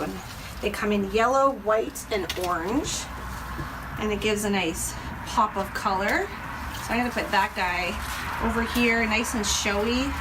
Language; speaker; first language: English; native; English